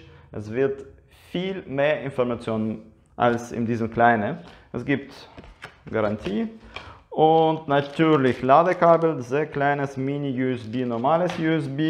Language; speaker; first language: German; non-native, learner; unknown